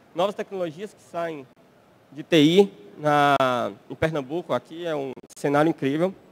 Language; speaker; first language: Portuguese; native; Portuguese